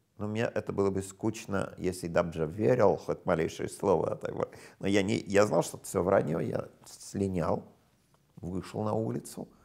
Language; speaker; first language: Russian; non-native, fluent; English